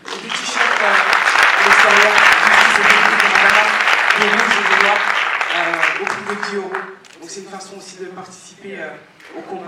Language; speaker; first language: French; native; French